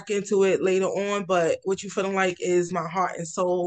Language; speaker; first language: English; native; English